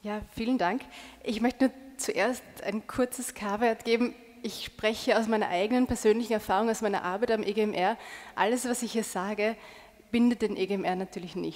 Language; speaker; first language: German; native; German